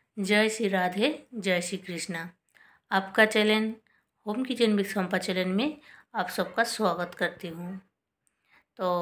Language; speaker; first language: Hindi; non-native, local second language; Bangla